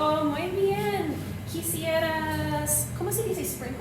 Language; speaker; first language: Spanish; non-native, learner; English